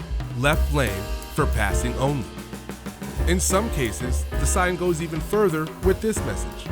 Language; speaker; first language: English; native; English